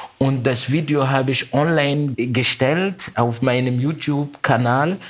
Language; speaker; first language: German; non-native, fluent; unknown